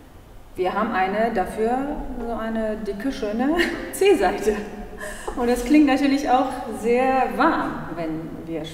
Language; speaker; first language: German; non-native, fluent; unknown